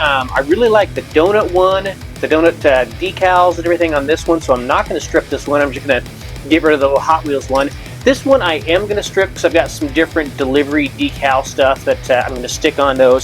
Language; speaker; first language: English; native; English